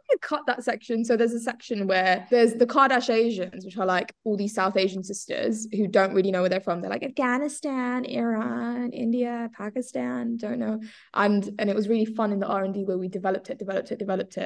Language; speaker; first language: English; native; English